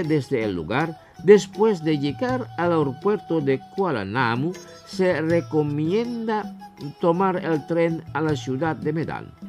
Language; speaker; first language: Spanish; non-native, fluent; Indonesian